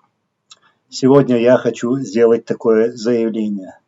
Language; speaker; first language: Russian; non-native, local second language; Chechen